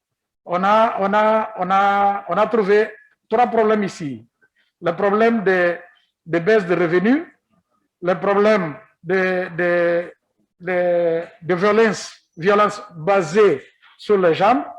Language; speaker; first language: French; non-native, learner; Kabuverdianu